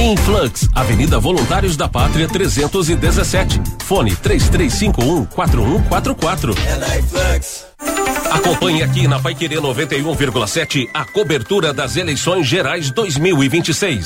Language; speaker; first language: Portuguese; native; Portuguese